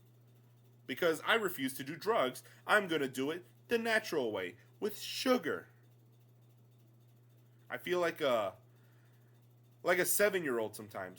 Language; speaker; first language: English; native; English